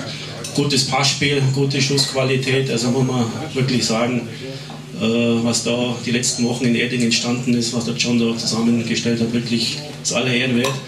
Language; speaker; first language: German; native; German